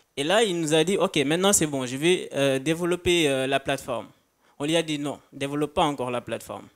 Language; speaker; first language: French; non-native, local second language; Wolof